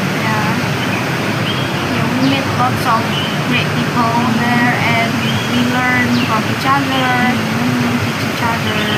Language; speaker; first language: English; non-native, learner; Indonesian